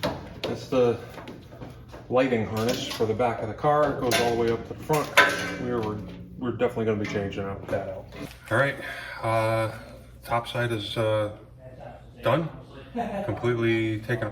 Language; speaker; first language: English; native; English